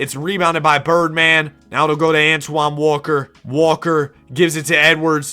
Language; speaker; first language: English; native; English